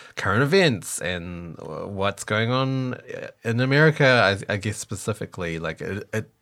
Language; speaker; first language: English; native; English